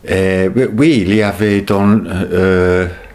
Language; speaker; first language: French; non-native, fluent; English